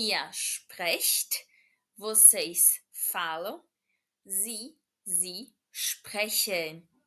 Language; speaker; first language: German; non-native, fluent; Portuguese